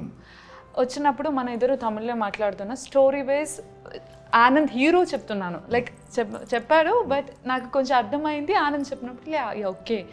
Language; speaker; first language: Telugu; non-native, learner; Malayalam